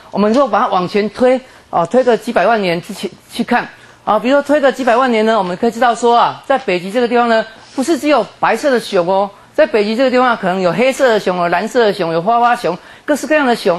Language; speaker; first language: Chinese; native; Chinese